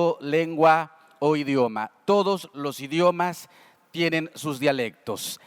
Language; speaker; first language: Spanish; native; Spanish